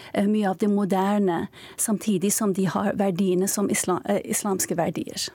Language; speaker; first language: Norwegian; non-native, fluent; Turkish